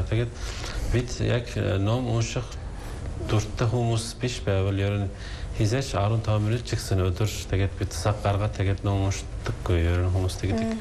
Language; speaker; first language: Mongolian; non-native, fluent; Turkish